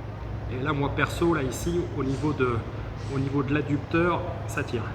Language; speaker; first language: French; native; French